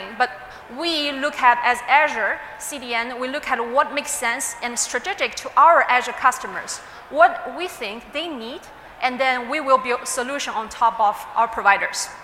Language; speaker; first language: English; non-native, fluent; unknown